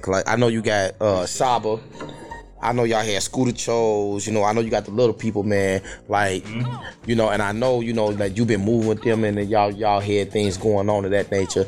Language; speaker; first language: English; native; English